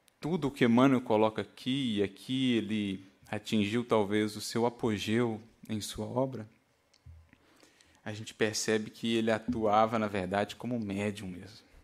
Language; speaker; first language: Portuguese; native; Portuguese